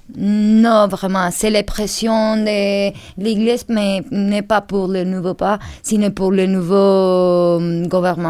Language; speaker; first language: French; non-native, learner; Spanish